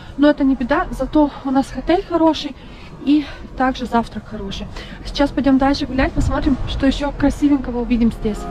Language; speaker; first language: Russian; early bilingual, heritage; Russian